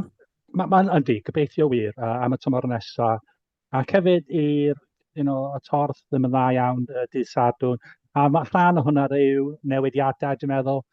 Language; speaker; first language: Welsh; native; Welsh